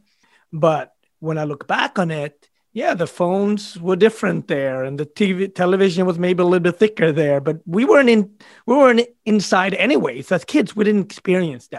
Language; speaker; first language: English; non-native, fluent; Swedish